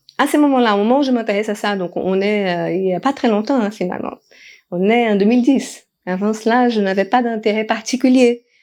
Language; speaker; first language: French; non-native, fluent; Portuguese